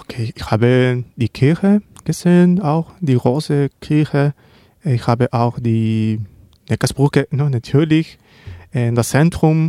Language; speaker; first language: German; non-native, learner; Spanish